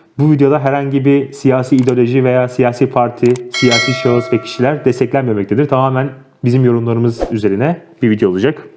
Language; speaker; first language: Turkish; native; Turkish